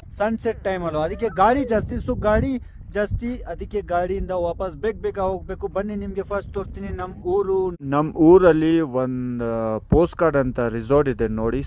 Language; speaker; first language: Kannada; non-native, fluent; Ladakhi